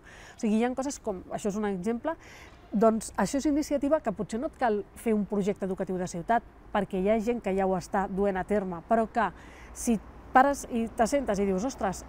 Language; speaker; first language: Catalan; native; Catalan